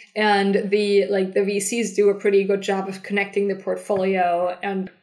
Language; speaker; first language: English; non-native, fluent; German